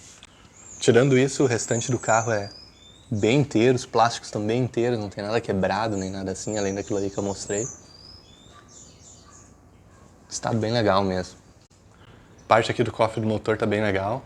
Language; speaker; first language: Portuguese; native; Portuguese